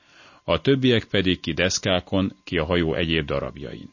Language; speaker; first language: Hungarian; native; Hungarian